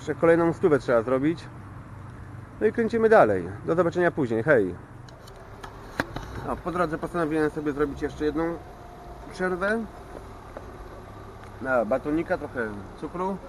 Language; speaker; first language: Polish; native; Polish